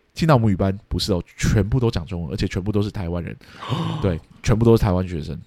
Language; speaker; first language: Chinese; early bilingual, heritage; Chinese